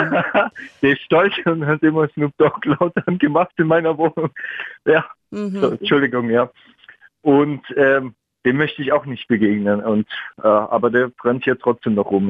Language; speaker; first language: German; early bilingual, other home language; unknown